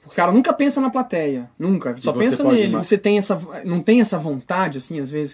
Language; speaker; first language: Portuguese; native; Portuguese